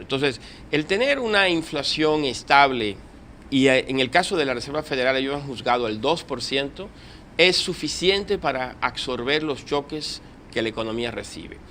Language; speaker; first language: Spanish; native; Spanish